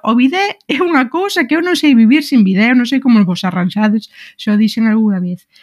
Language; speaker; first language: Galician; non-native, local second language; Spanish